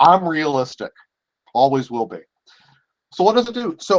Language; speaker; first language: English; native; English